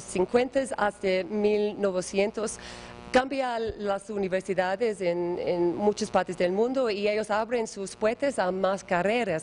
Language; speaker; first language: Spanish; non-native, learner; English